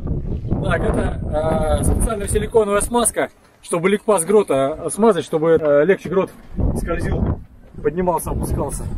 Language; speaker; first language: Russian; native; Russian